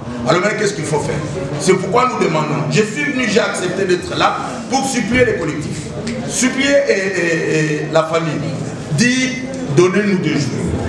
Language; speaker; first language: French; non-native, local second language; Lingala